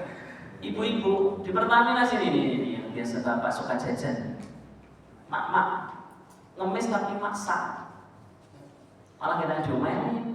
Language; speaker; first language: Indonesian; native; Indonesian